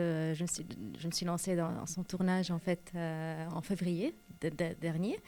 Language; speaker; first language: French; non-native, local second language; Arabic